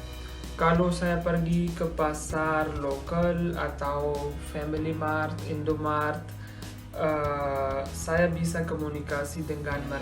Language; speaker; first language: Indonesian; non-native, learner; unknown